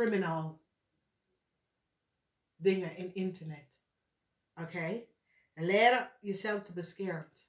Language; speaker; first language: Dutch; non-native, fluent; English